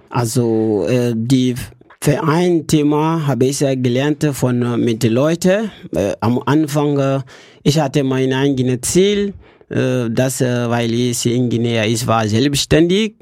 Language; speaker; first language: German; non-native, learner; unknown